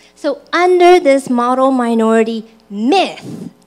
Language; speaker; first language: English; early bilingual, other home language; Chinese